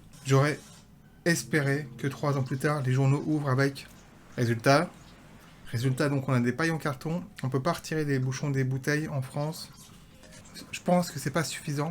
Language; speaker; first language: French; native; French